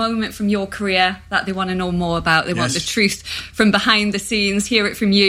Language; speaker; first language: English; native; English